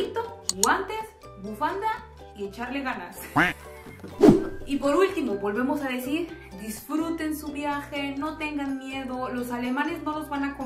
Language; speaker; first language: Spanish; native; Spanish